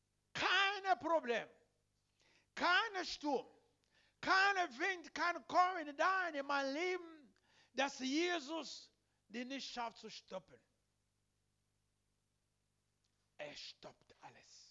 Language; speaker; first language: German; non-native, learner; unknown